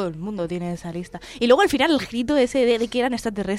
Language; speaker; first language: Spanish; native; Spanish